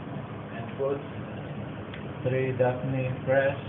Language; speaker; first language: English; non-native, learner; Indonesian